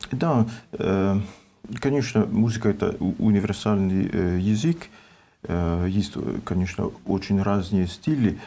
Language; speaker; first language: Russian; non-native, learner; French